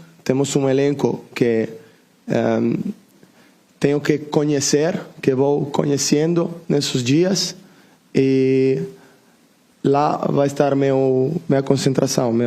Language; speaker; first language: Portuguese; non-native, learner; Italian